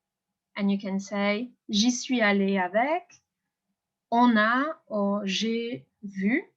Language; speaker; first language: French; non-native, fluent; English